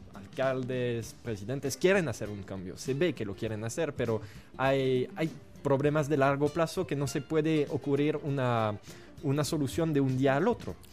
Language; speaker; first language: Spanish; non-native, fluent; French